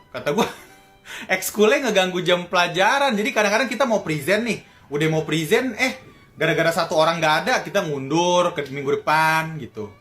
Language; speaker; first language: Indonesian; native; Indonesian